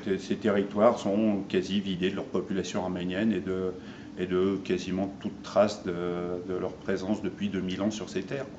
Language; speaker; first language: French; early bilingual, other home language; Armenian